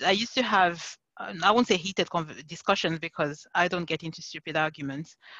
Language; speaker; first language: English; non-native, local second language; French